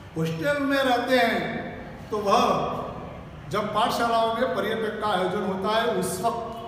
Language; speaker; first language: Hindi; non-native, local second language; Gujarati